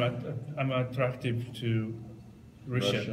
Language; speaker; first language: English; non-native, learner; Japanese